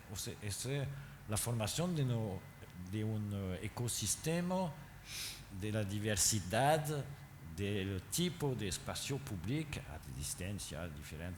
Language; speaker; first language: Spanish; non-native, learner; French